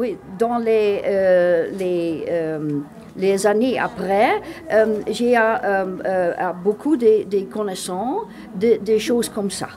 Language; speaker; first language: French; non-native, learner; English